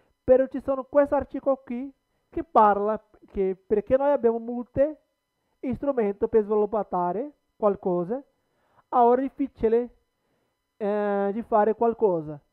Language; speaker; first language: Italian; non-native, learner; Portuguese